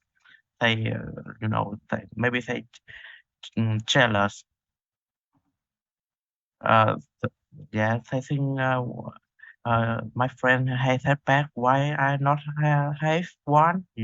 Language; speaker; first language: English; non-native, learner; Vietnamese